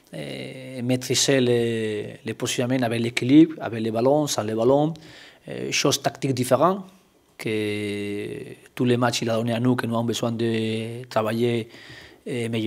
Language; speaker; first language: French; non-native, learner; Spanish